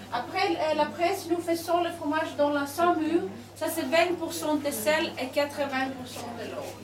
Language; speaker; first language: French; non-native, learner; Dutch